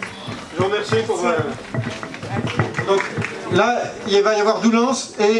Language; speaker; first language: French; native; French